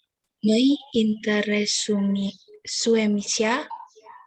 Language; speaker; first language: Russian; non-native, learner; Indonesian